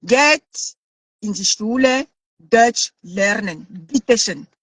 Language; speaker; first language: German; non-native, learner; French